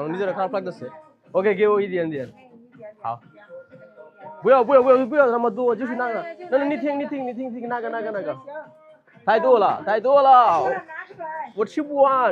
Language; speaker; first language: Chinese; non-native, learner; Bangla